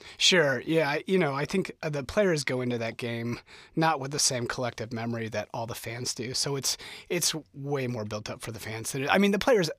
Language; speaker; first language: English; native; English